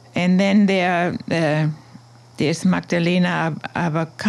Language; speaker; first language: English; non-native, fluent; German